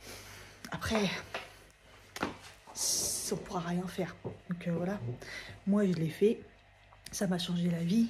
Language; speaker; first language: French; native; French